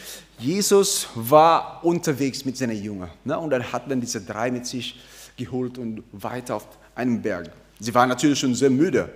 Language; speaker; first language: German; non-native, fluent; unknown